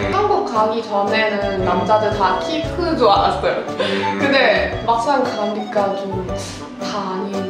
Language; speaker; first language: Korean; non-native, learner; Cantonese